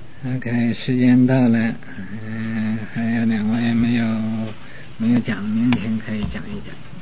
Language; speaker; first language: Chinese; native; Chinese